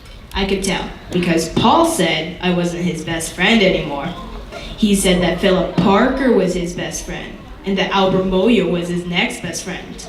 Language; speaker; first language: English; native; English